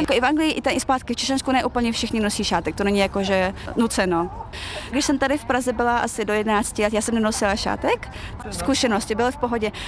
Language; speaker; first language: Czech; early bilingual, other home language; Chechen